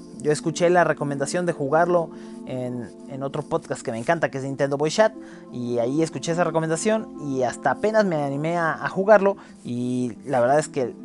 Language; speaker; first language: Spanish; native; Spanish